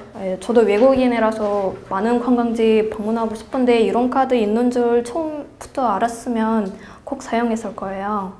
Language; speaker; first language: Korean; non-native, fluent; Kazakh